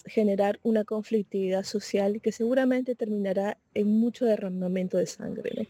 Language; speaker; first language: Spanish; native; Spanish